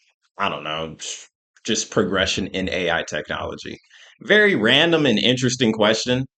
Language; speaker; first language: English; native; English